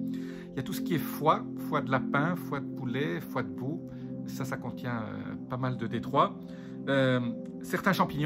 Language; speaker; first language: French; native; French